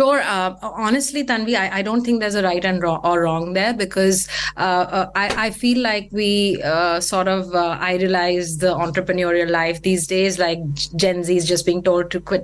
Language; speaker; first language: English; non-native, local second language; Hindi